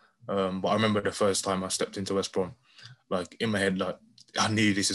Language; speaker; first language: English; native; English